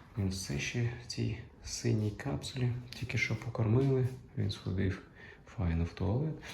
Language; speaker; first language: Ukrainian; non-native, local second language; Russian